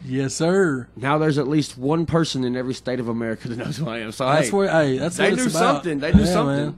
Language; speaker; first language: English; native; English